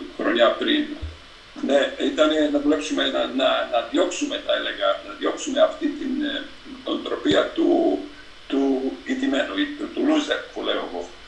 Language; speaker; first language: Greek; non-native, fluent; Serbian